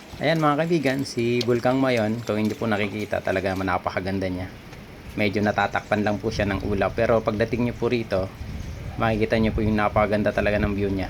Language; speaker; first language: Filipino; non-native, local second language; Bikol